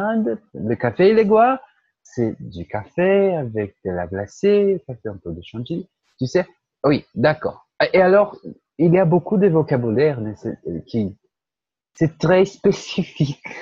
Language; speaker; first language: French; non-native, fluent; Portuguese